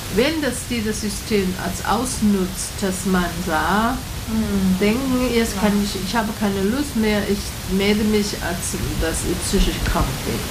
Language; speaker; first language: German; non-native, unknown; Chinese